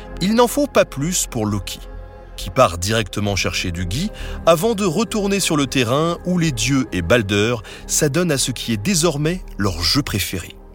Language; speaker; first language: French; native; French